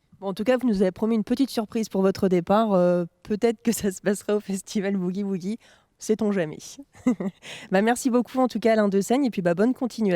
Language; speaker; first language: French; native; French